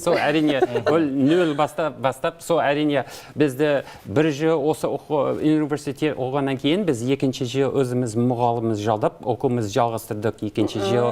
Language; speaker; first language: Kazakh; non-native, learner; English